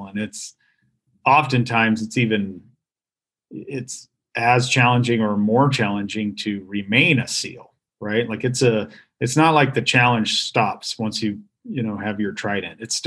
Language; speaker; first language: English; native; English